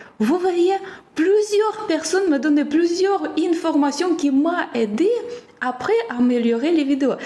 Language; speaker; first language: French; non-native, fluent; Ukrainian